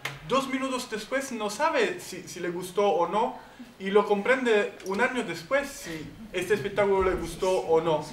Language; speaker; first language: Spanish; non-native, fluent; Italian